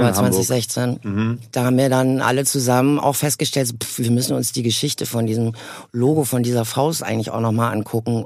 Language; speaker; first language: German; native; German